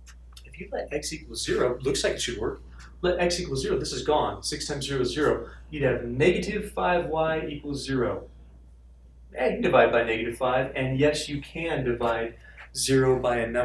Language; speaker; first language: English; native; English